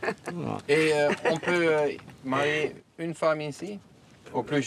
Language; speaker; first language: French; non-native, learner; Dutch